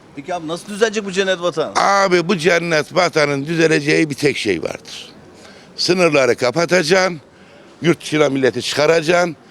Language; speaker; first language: Turkish; native; Turkish